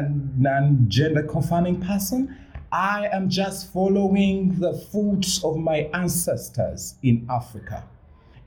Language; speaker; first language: English; non-native, local second language; Ganda